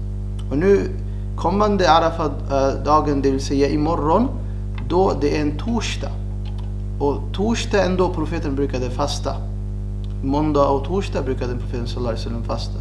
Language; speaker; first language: Swedish; non-native, fluent; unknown